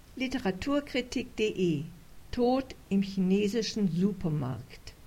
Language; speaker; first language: German; native; German